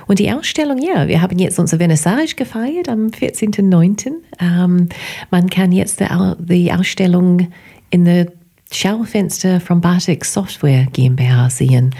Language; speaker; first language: German; non-native, fluent; English